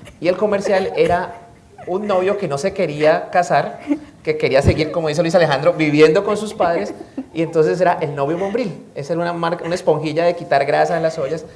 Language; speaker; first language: Spanish; native; Spanish